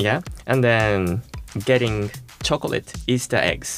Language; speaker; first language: English; non-native, fluent; Japanese